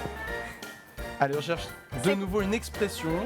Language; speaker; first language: French; native; French